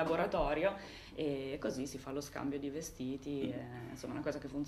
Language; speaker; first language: Italian; native; Italian